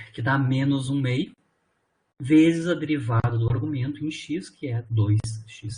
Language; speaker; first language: Portuguese; native; Portuguese